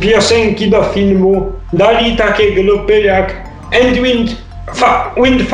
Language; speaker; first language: Polish; native; Polish